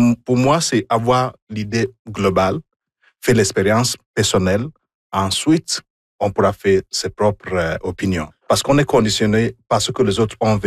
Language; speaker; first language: French; non-native, fluent; Igbo